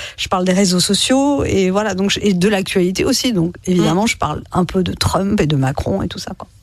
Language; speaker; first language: French; native; French